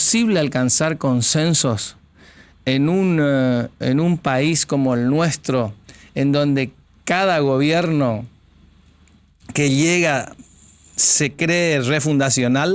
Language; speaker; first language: Spanish; native; Spanish